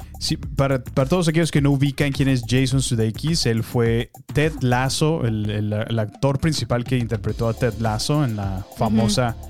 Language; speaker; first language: Spanish; native; Spanish